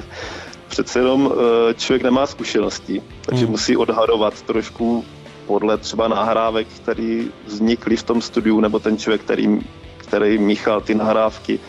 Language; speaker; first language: Czech; native; Czech